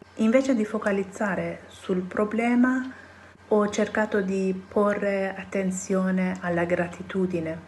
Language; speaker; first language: Italian; non-native, fluent; Persian